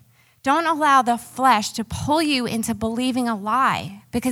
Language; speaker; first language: English; native; English